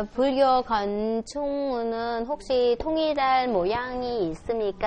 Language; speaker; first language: Korean; non-native, learner; Vietnamese